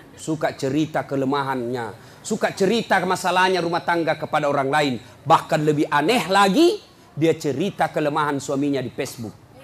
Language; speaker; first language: Indonesian; non-native, local second language; Buginese